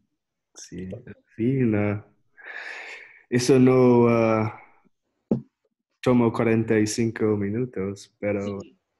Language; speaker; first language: Spanish; non-native, learner; English